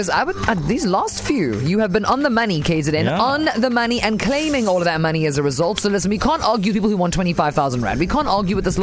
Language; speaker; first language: English; native; English